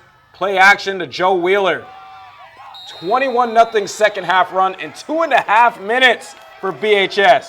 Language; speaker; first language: English; native; English